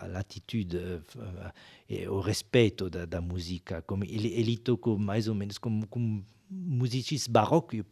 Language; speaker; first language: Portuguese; non-native, fluent; French